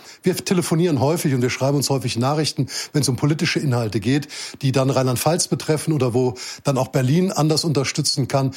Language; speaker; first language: German; native; German